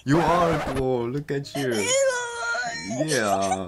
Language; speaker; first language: English; non-native, fluent; Japanese